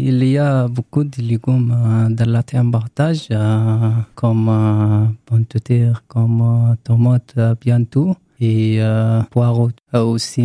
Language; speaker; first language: French; non-native, learner; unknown